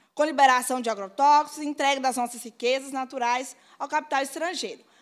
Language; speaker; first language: Portuguese; native; Portuguese